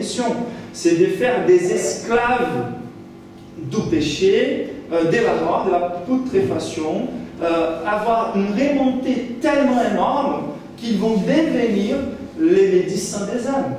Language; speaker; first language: French; non-native, fluent; Portuguese